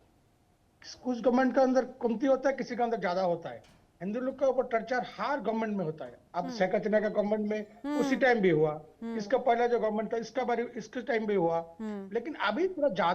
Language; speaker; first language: Hindi; non-native, local second language; Bangla